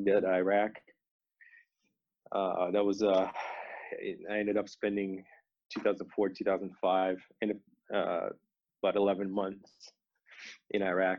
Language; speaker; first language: English; non-native, fluent; Romanian